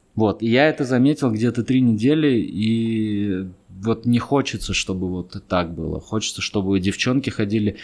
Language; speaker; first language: Russian; early bilingual, other home language; Armenian